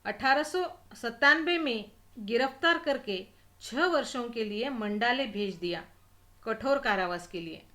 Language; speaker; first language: Hindi; non-native, local second language; Marathi